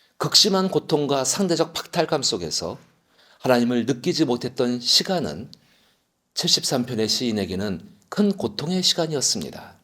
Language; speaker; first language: Korean; native; Korean